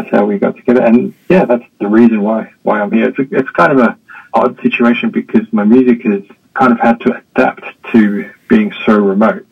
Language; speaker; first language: English; native; English